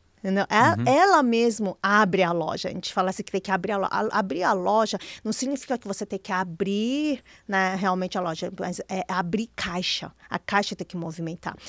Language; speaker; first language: Portuguese; early bilingual, other home language; Chinese